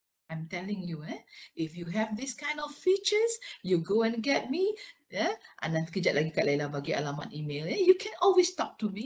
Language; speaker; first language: English; non-native, local second language; Malay